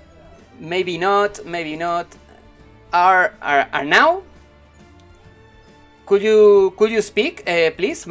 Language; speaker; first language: English; non-native, learner; Spanish